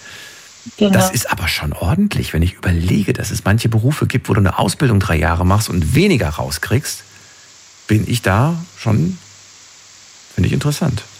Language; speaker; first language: German; native; German